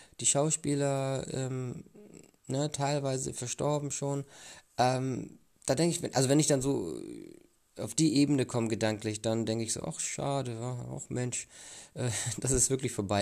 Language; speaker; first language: German; native; German